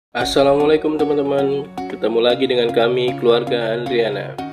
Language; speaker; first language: Indonesian; native; Indonesian